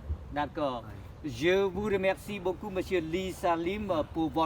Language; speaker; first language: French; non-native, fluent; Khmer